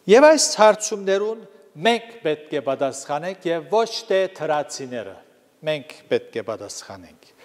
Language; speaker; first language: Armenian; native; Armenian